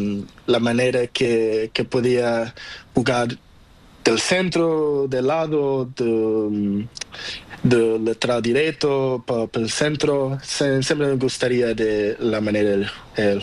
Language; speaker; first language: Spanish; non-native, learner; Portuguese